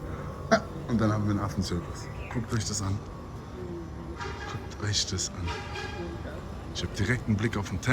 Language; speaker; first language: German; native; German